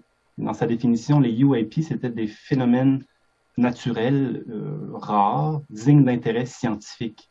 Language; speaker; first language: French; native; French